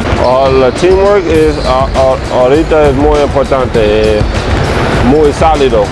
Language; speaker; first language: Spanish; non-native, learner; English